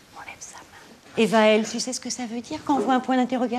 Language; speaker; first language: French; native; French